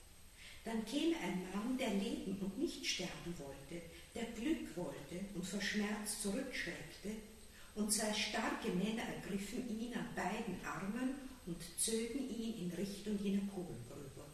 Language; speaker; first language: German; native; German